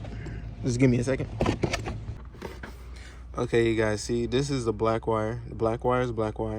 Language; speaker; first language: English; native; English